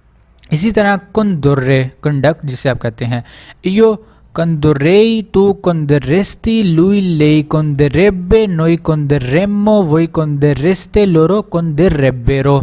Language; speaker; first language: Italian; non-native, fluent; Urdu